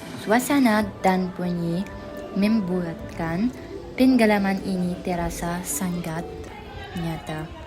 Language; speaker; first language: Malay; non-native, learner; Arabic